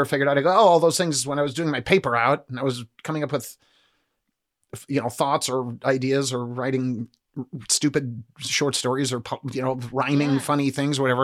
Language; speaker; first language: English; native; English